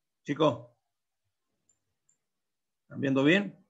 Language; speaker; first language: Spanish; native; Spanish